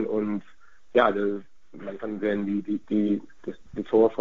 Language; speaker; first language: German; non-native, fluent; Hungarian